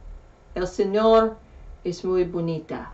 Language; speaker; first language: Spanish; non-native, learner; English